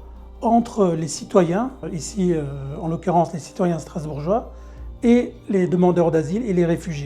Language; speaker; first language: French; early bilingual, other home language; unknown